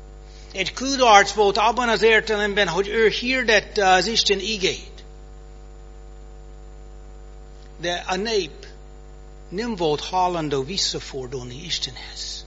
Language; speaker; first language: Hungarian; non-native, fluent; English